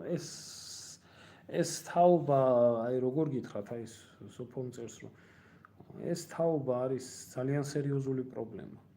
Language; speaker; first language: Georgian; native; Georgian